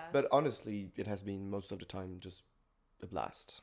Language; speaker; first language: English; non-native, fluent; French